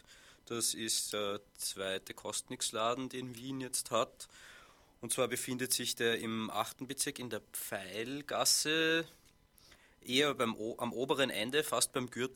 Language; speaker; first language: German; native; German